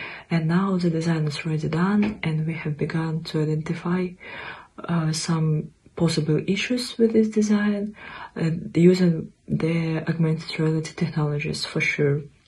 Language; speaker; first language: English; non-native, fluent; Ukrainian